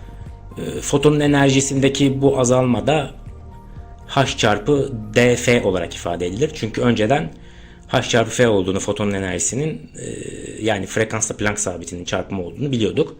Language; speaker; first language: Turkish; native; Turkish